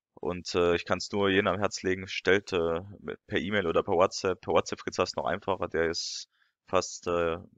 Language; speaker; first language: German; non-native, fluent; French